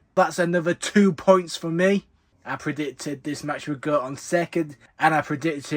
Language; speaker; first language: English; native; English